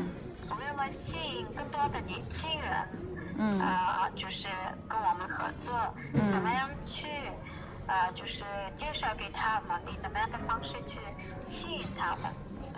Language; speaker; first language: Chinese; non-native, fluent; Mongolian